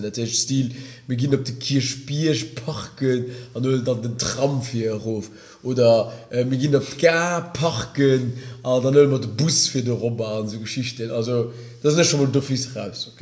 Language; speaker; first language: German; native; German